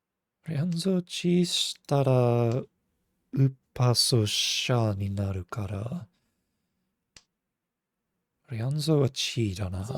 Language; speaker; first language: Japanese; non-native, fluent; English